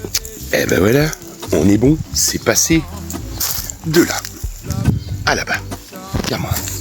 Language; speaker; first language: French; native; French